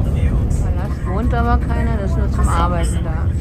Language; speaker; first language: German; native; German